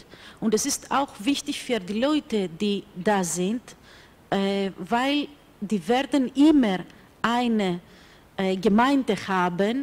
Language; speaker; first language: German; non-native, fluent; Greek